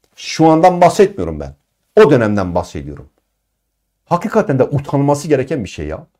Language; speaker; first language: Turkish; non-native, local second language; Kurdish